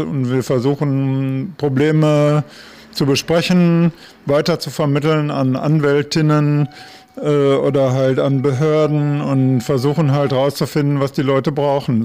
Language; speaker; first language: German; native; German